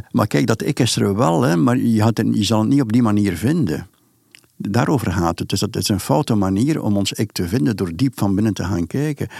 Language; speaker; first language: Dutch; native; Dutch